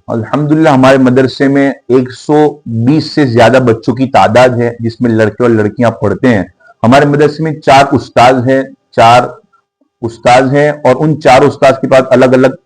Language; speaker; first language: Urdu; non-native, local second language; Gujarati